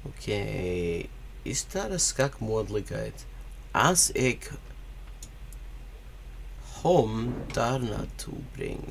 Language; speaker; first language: Dutch; non-native, learner; English